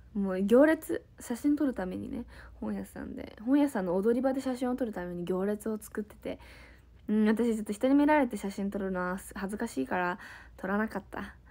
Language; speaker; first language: Japanese; native; Japanese